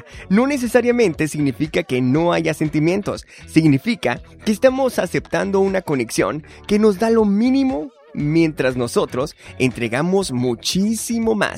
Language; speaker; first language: Spanish; native; Spanish